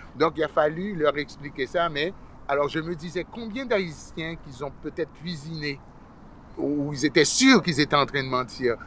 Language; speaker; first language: French; early bilingual, other home language; Haitian Creole